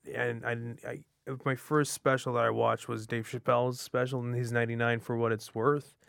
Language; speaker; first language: English; early bilingual, other home language; Arabic